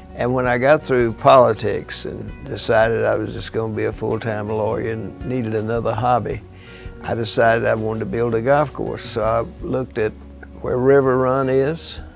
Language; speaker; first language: English; native; English